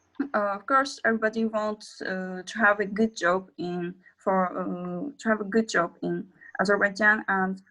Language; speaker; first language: English; non-native, learner; Azerbaijani